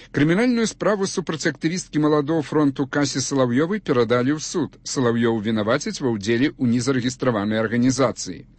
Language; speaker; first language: Belarusian; native; Belarusian